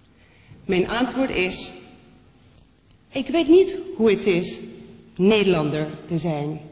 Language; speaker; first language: Dutch; non-native, fluent; Spanish